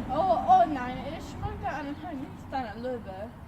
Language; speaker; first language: German; non-native, learner; English